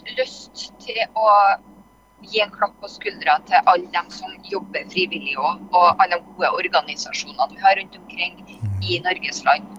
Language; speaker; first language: Norwegian; native; Norwegian